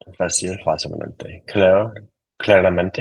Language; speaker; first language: Spanish; non-native, learner; English